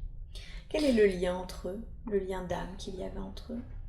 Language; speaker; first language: French; native; French